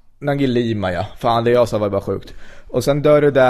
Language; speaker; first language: Swedish; native; Swedish